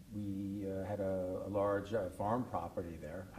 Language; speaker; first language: English; native; English